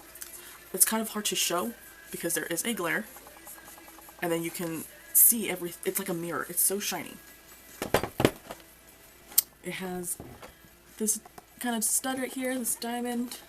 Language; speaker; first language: English; native; English